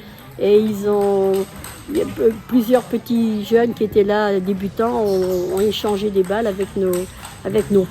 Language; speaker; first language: French; native; French